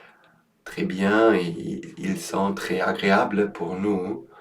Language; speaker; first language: French; non-native, learner; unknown